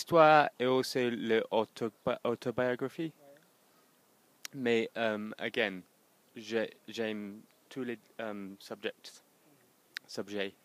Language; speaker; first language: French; non-native, learner; English